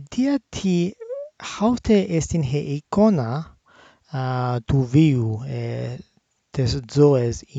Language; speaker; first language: Greek; non-native, learner; English